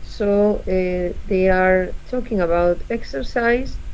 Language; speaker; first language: English; non-native, learner; Spanish